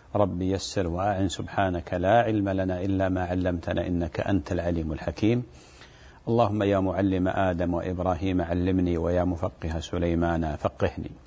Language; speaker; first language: Arabic; native; Arabic